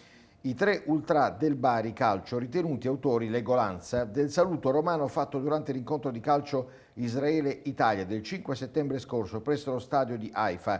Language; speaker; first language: Italian; native; Italian